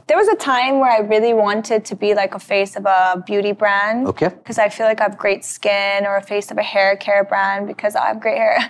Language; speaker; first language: English; native; English